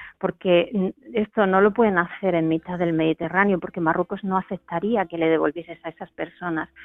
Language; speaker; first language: Spanish; native; Spanish